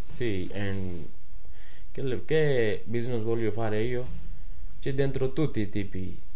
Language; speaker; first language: Italian; non-native, learner; Punjabi